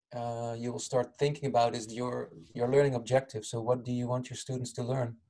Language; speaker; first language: English; non-native, fluent; Dutch